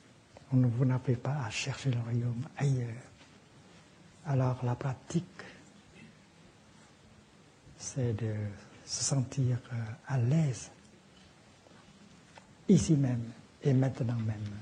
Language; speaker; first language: French; non-native, fluent; Vietnamese